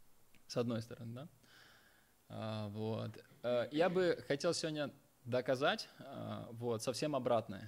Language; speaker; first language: Russian; native; Russian